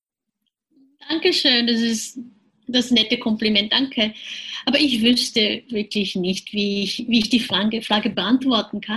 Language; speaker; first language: German; non-native, fluent; Japanese